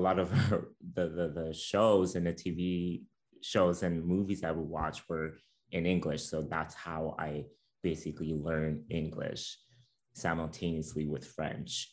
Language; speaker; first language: English; non-native, fluent; French